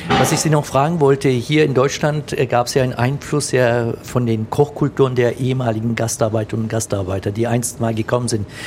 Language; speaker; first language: German; early bilingual, other home language; Turkish